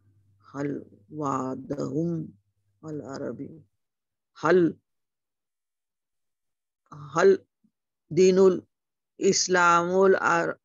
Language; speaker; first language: Arabic; non-native, learner; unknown